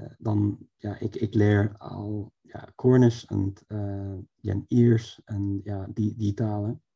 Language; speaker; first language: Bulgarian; non-native, fluent; English